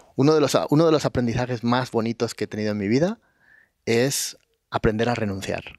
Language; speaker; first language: Spanish; native; Spanish